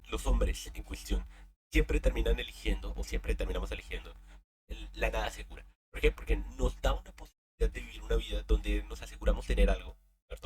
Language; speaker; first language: Spanish; native; Spanish